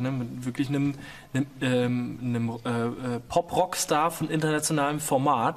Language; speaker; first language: German; native; German